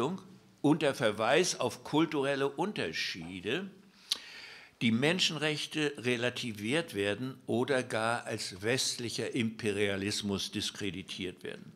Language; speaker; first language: German; native; German